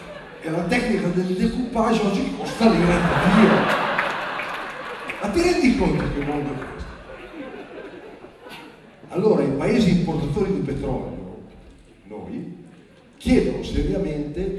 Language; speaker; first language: Italian; native; Italian